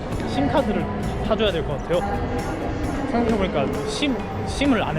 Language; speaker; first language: Korean; native; Korean